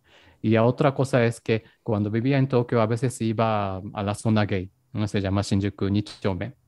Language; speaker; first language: Spanish; non-native, fluent; Japanese